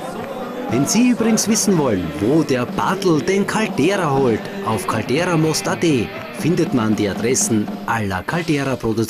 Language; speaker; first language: German; native; German